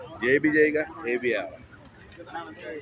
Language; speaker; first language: Hindi; non-native, learner; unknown